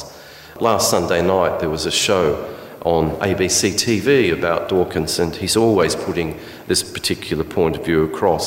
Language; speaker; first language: English; native; English